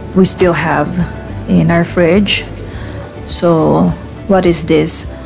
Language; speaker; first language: English; non-native, local second language; Filipino